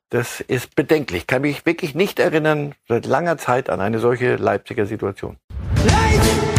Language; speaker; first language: German; native; German